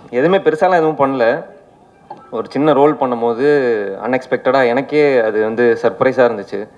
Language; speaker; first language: Tamil; native; Tamil